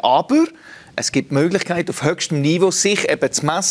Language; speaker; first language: German; native; German